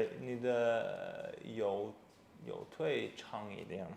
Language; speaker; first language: Chinese; non-native, learner; English